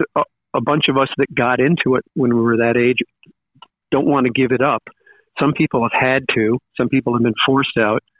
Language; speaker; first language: English; native; English